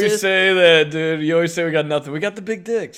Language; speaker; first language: English; native; English